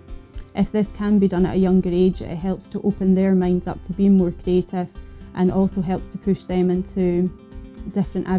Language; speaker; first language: English; native; English